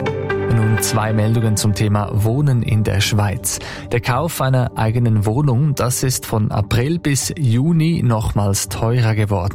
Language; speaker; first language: German; native; German